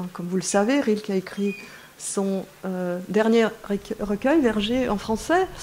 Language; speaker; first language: French; non-native, fluent; Russian